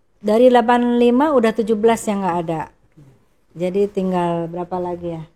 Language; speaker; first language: Indonesian; native; Indonesian